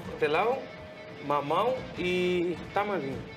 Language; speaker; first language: Portuguese; non-native, learner; Punjabi